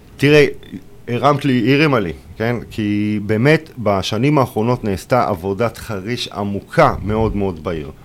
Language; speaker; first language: Hebrew; native; Hebrew